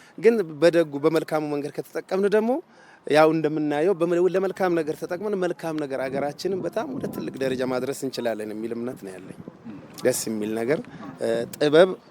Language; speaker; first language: Amharic; non-native, local second language; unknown